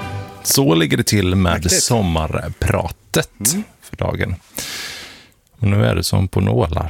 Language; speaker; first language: Swedish; native; Swedish